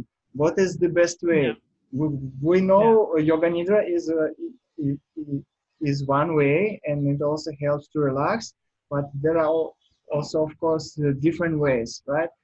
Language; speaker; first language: English; non-native, learner; Russian